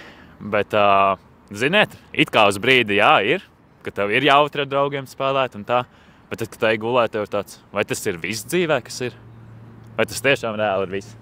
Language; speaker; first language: Latvian; native; Latvian